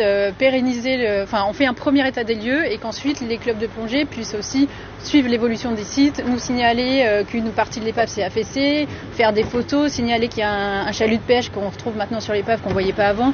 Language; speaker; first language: French; native; French